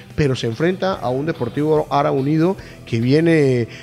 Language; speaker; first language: Spanish; native; Spanish